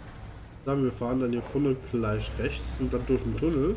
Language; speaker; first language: German; native; German